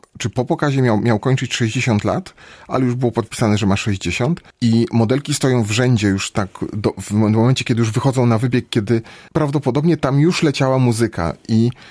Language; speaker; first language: Polish; native; Polish